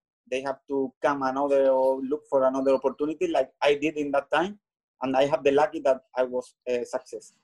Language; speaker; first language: English; non-native, learner; Spanish